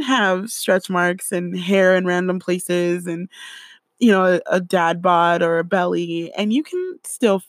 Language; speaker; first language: English; native; English